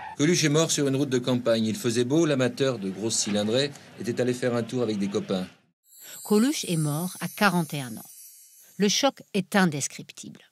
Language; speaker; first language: French; non-native, fluent; German